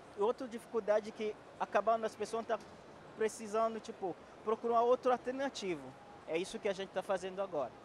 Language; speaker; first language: Portuguese; non-native, fluent; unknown